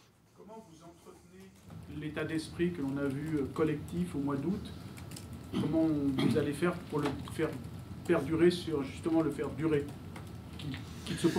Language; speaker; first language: French; native; French